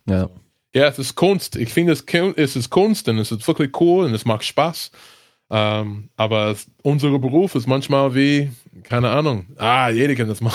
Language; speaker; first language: German; non-native, learner; English